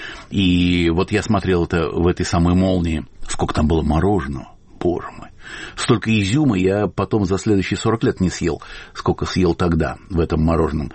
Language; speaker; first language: Russian; native; Russian